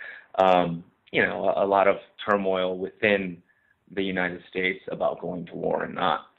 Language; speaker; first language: English; native; English